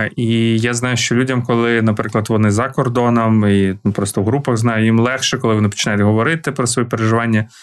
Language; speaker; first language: Ukrainian; non-native, local second language; Russian